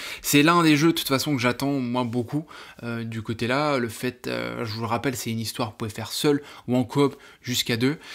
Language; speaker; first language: French; native; French